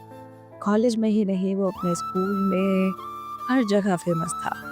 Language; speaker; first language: Hindi; native; Hindi